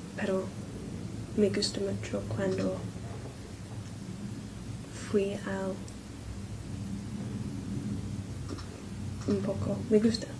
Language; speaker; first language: Spanish; non-native, learner; English